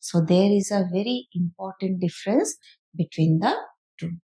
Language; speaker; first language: English; non-native, local second language; Bangla